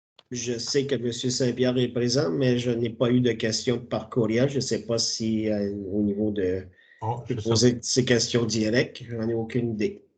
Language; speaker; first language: French; native; French